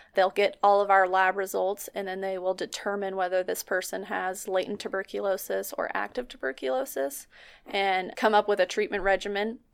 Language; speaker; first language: English; native; English